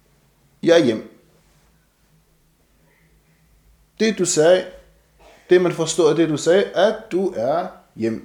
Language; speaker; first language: Danish; non-native, fluent; Arabic